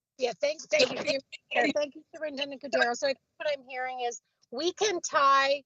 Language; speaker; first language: English; non-native, fluent; Vietnamese